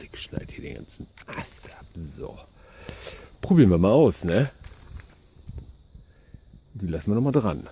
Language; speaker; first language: German; native; German